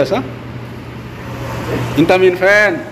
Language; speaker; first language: Arabic; non-native, learner; Indonesian